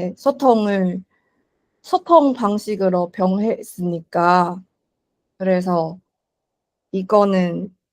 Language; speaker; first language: Korean; non-native, learner; Chinese